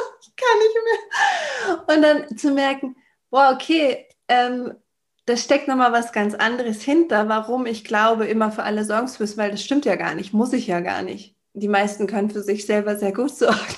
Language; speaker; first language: German; native; German